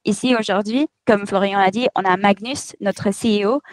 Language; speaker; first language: French; non-native, fluent; English